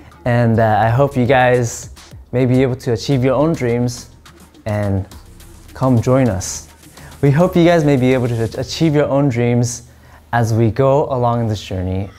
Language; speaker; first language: English; early bilingual, other home language; Korean